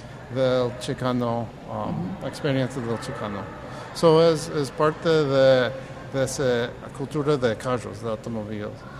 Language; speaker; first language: Spanish; early bilingual, heritage; English